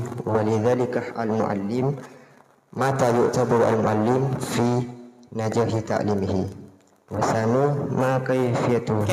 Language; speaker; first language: Arabic; non-native, learner; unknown